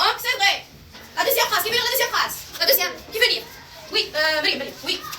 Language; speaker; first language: French; non-native, local second language; Arabic